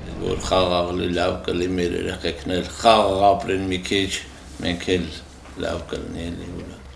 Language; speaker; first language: Armenian; native; Armenian